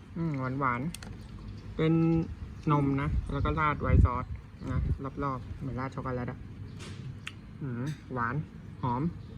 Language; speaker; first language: Thai; native; Thai